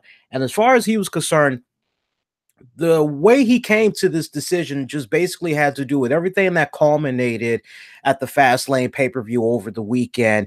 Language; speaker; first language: English; native; English